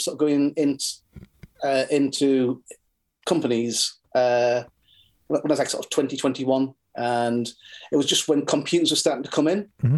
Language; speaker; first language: English; native; English